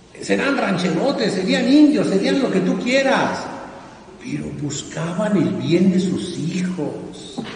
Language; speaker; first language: Spanish; native; Spanish